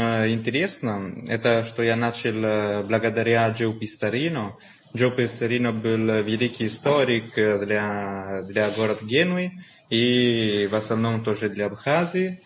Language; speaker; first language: Russian; non-native, fluent; Italian